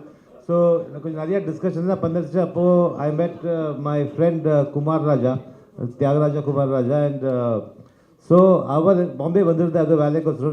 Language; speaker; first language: Tamil; early bilingual, heritage; Tamil